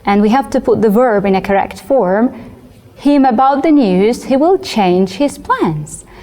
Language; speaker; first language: English; non-native, fluent; Georgian